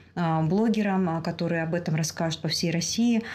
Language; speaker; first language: Russian; native; Russian